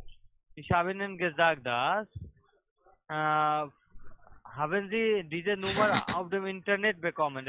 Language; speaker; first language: German; non-native, learner; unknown